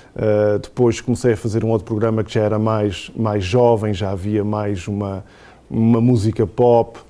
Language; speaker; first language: Portuguese; native; Portuguese